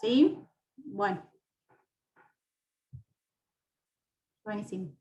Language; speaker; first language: Spanish; native; Spanish